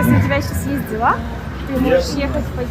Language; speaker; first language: Russian; native; Russian